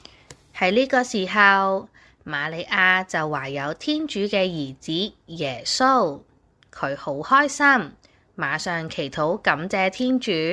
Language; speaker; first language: Chinese; native; Chinese